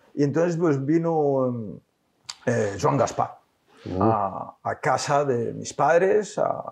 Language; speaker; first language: Spanish; early bilingual, heritage; French